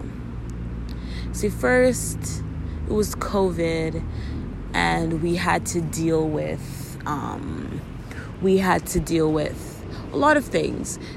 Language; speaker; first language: English; native; English